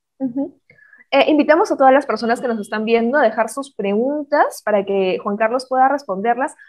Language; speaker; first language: Spanish; native; Spanish